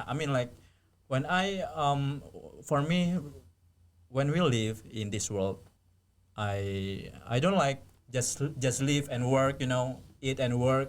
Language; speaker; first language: English; non-native, fluent; Indonesian